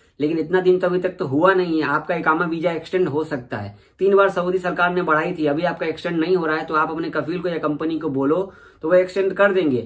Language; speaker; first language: Hindi; native; Hindi